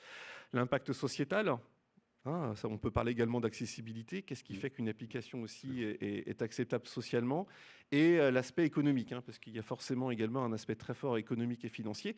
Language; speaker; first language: French; native; French